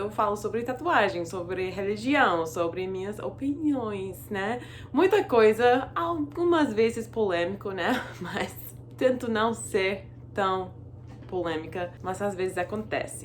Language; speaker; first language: Portuguese; non-native, fluent; English